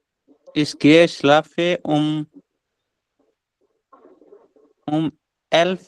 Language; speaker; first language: German; non-native, learner; Hindi